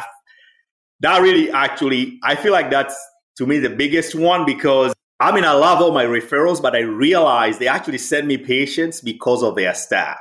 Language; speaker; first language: English; non-native, local second language; Swahili